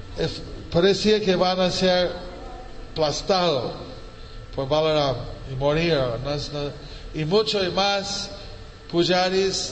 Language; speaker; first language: Spanish; non-native, fluent; English